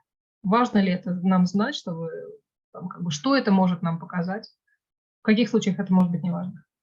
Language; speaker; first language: Russian; native; Russian